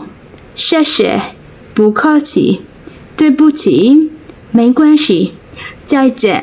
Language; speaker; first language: Chinese; non-native, learner; Burmese